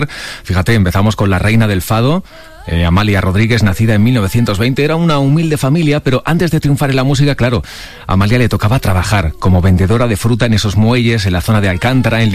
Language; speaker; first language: Spanish; native; Spanish